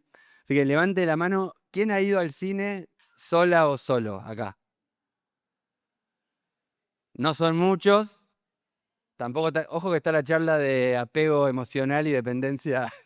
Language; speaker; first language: Spanish; native; Spanish